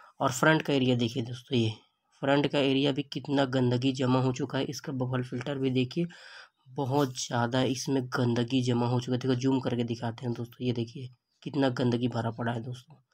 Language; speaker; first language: Hindi; native; Hindi